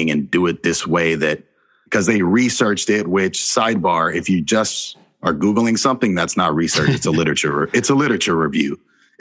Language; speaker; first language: English; native; English